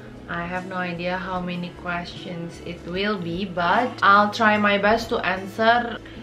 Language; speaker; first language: English; non-native, fluent; Indonesian